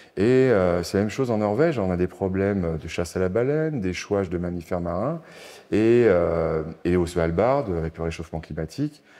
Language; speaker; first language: French; native; French